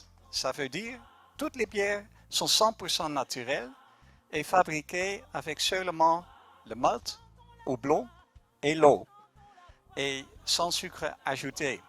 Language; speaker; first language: French; non-native, fluent; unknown